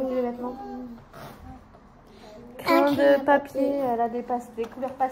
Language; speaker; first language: French; native; French